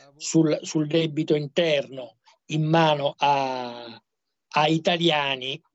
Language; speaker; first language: Italian; native; Italian